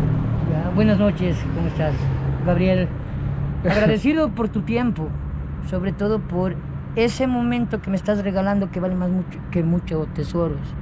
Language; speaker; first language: Spanish; native; Spanish